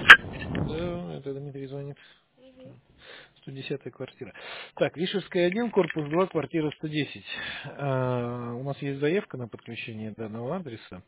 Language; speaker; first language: Russian; native; Russian